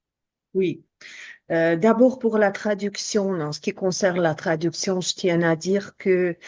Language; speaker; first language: French; non-native, fluent; Armenian